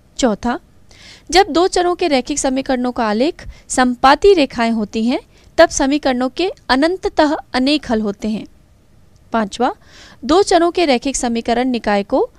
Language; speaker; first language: Hindi; native; Hindi